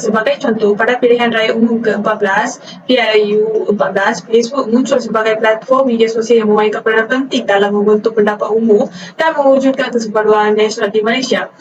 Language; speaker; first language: Malay; non-native, local second language; Tamil